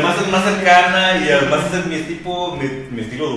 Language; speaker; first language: Spanish; native; Spanish